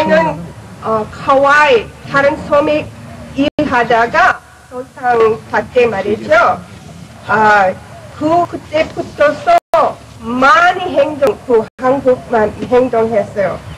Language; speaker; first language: Korean; early bilingual, heritage; Korean